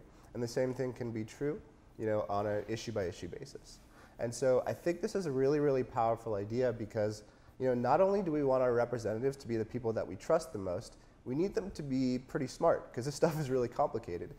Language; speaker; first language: English; native; English